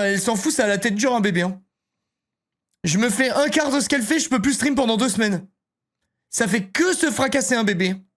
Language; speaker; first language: French; native; French